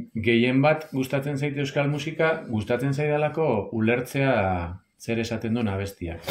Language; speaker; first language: Basque; native; Basque